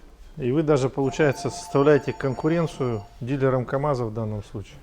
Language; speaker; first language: Russian; native; Russian